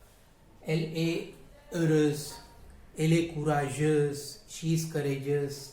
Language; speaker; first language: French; non-native, fluent; Hindi